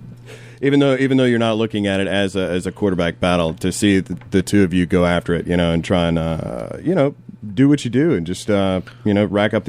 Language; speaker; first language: English; native; English